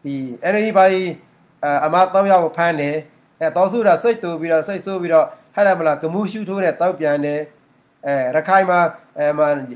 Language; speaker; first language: Burmese; non-native, local second language; Mon